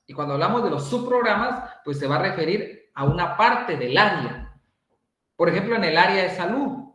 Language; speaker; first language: Spanish; native; Spanish